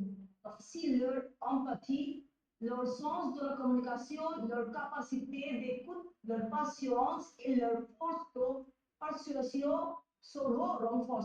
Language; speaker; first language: French; non-native, learner; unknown